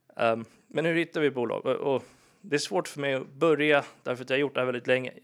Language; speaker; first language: Swedish; early bilingual, other home language; English